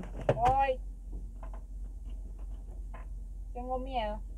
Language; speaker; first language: Spanish; native; Spanish